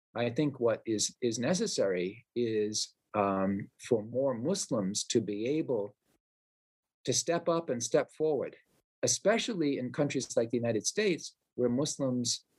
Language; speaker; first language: English; native; English